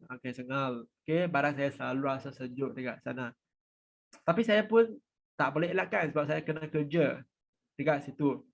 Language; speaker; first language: Malay; non-native, fluent; Vietnamese